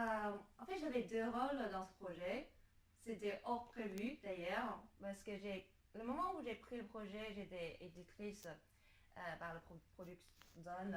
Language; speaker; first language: French; non-native, fluent; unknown